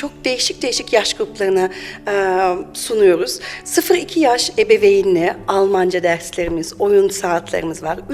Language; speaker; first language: Turkish; early bilingual, heritage; German